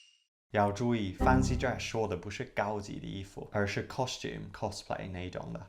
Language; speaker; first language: Chinese; non-native, fluent; English